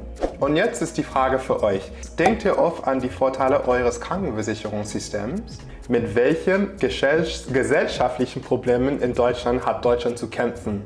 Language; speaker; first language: German; non-native, fluent; English